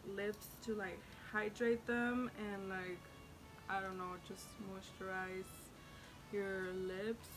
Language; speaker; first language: English; early bilingual, other home language; Spanish